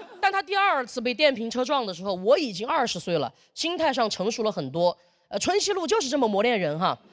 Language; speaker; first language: Chinese; native; Chinese